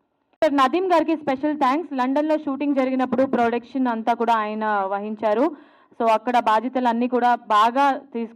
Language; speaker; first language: Telugu; native; Telugu